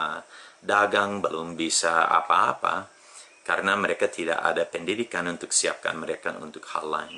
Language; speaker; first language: Indonesian; non-native, fluent; English